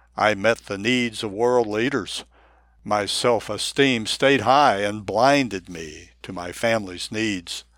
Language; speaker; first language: English; non-native, fluent; Japanese